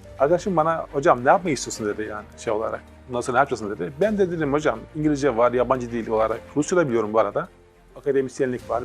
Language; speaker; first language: Turkish; native; Turkish